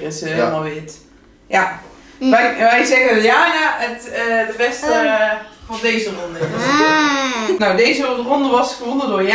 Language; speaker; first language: Dutch; native; Dutch